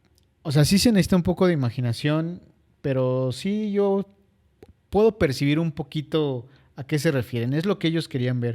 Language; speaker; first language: Spanish; native; Spanish